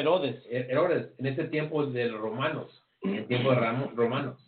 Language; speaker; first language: Spanish; early bilingual, heritage; English